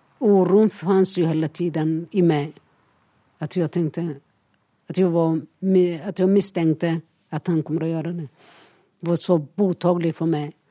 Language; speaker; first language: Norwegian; non-native, learner; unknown